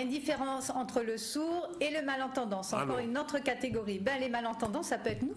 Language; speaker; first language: French; native; French